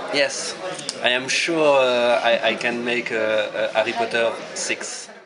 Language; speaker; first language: English; non-native, learner; French